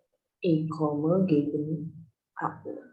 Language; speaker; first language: German; non-native, learner; Indonesian